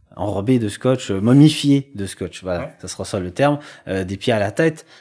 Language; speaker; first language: French; native; French